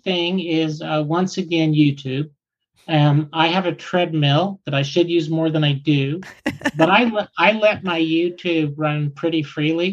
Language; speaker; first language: English; native; English